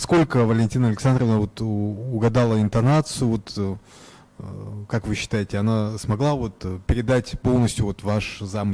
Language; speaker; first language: Russian; native; Russian